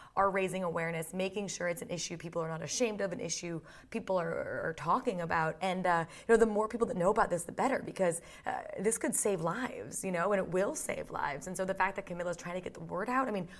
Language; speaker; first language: English; native; English